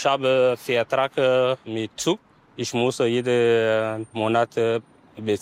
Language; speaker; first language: German; non-native, learner; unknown